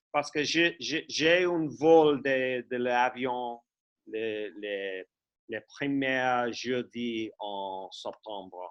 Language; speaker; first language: French; non-native, learner; English